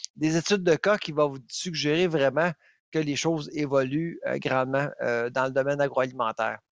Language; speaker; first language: French; native; French